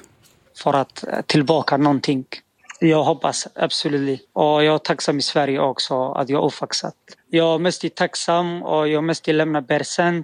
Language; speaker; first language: Swedish; non-native, learner; Somali